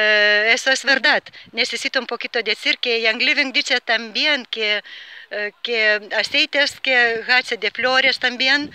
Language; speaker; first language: Spanish; non-native, learner; Lithuanian